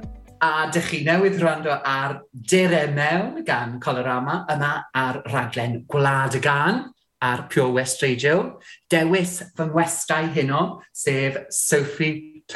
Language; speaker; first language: Welsh; native; Welsh